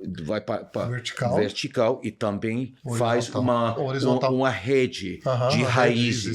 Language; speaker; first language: Portuguese; non-native, fluent; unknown